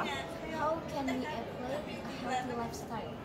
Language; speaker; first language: English; non-native, learner; Indonesian